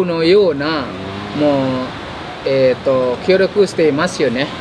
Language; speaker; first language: Japanese; non-native, fluent; Indonesian